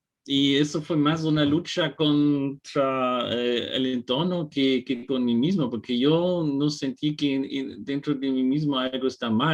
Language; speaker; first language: Spanish; non-native, fluent; German